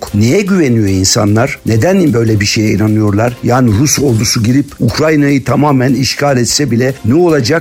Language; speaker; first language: Turkish; native; Turkish